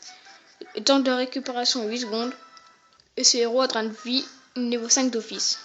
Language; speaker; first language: French; native; French